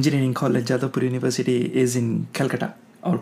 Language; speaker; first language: English; non-native, local second language; Hindi